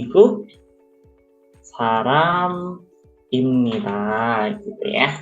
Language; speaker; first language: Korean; non-native, learner; Indonesian